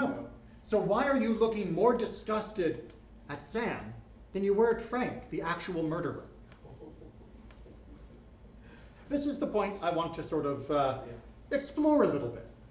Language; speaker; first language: English; native; English